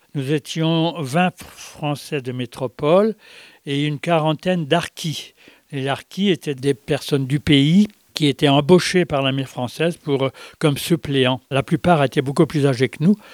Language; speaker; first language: French; native; French